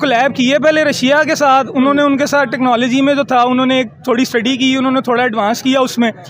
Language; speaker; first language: Hindi; native; Hindi